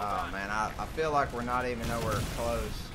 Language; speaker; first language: English; native; English